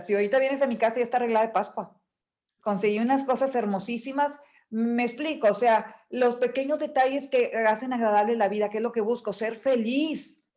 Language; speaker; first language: Spanish; native; Spanish